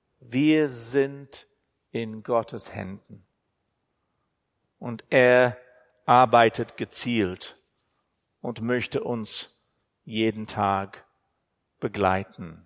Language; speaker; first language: German; non-native, fluent; English